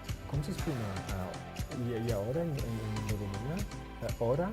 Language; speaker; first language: Romanian; non-native, learner; English